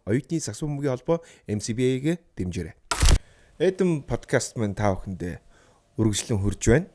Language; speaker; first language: Mongolian; native; Mongolian